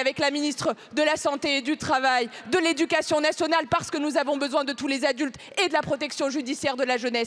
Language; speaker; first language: French; native; French